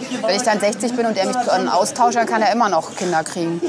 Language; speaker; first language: German; native; German